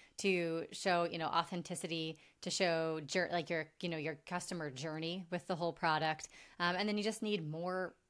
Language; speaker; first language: English; native; English